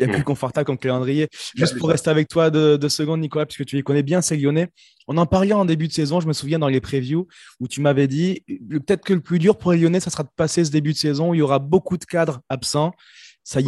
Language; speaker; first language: French; native; French